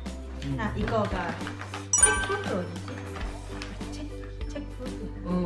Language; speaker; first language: Korean; non-native, learner; Vietnamese